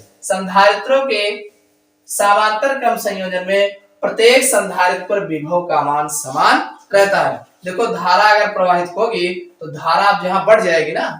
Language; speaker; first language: Hindi; native; Hindi